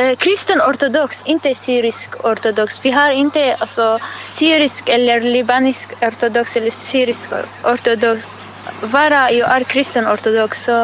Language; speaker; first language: Swedish; non-native, learner; Arabic